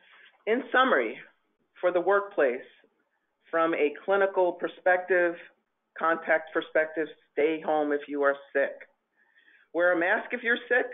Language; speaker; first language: English; native; English